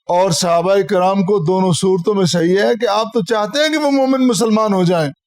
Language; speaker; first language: Urdu; non-native, local second language; Punjabi